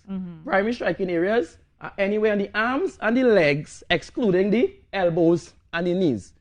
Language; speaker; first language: English; native; English